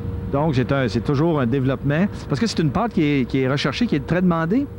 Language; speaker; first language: French; native; French